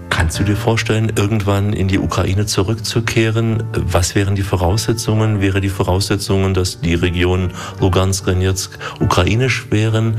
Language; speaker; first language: German; native; German